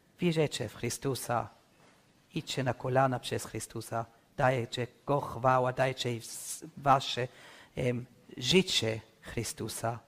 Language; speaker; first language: Polish; non-native, learner; English